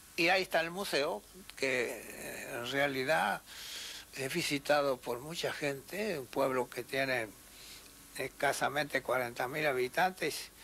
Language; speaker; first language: Spanish; native; Spanish